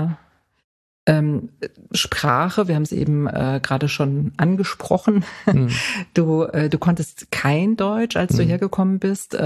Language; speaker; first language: German; native; German